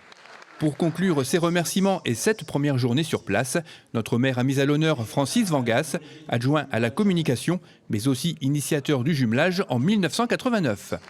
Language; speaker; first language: French; native; French